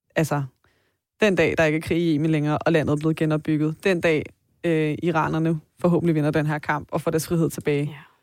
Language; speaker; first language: Danish; early bilingual, other home language; Persian